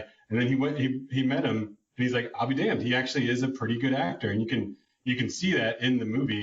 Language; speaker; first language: English; native; English